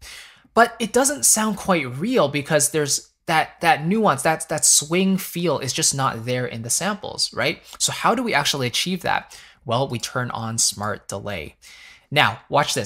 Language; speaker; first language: English; native; English